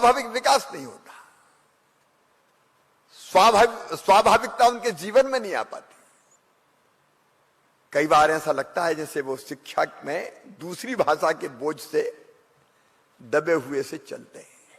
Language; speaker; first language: Hindi; native; Hindi